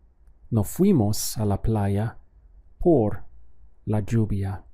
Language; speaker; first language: Spanish; non-native, fluent; English